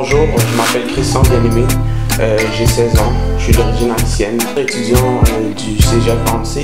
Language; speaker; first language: French; early bilingual, other home language; Haitian Creole